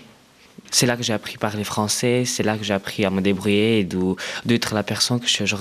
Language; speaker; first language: French; non-native, fluent; Romanian